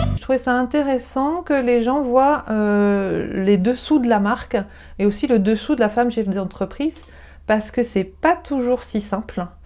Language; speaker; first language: French; native; French